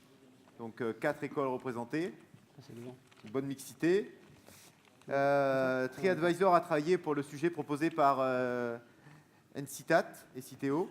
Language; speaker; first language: French; native; French